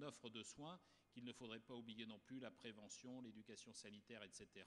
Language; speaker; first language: French; native; French